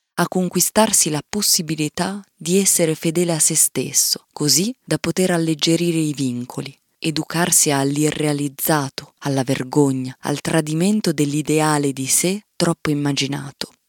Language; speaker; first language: Italian; native; Italian